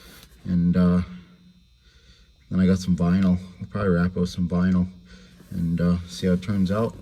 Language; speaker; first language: English; native; English